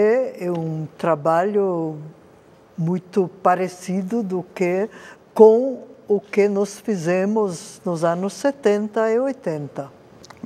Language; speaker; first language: Portuguese; non-native, fluent; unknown